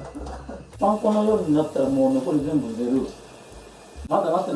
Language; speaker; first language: Japanese; native; Japanese